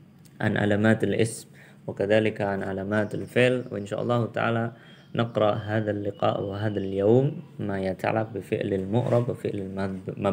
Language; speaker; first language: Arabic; non-native, fluent; Indonesian